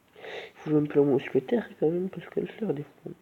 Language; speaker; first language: French; native; French